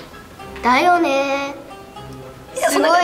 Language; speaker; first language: Japanese; native; Japanese